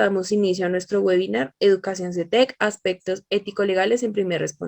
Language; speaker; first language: Spanish; native; Spanish